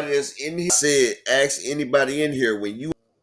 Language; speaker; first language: English; native; English